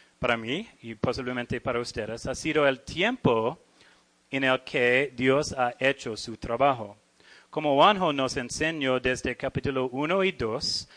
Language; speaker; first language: Spanish; non-native, learner; English